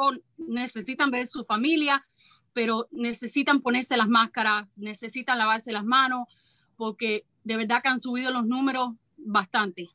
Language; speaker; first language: Spanish; early bilingual, heritage; Spanish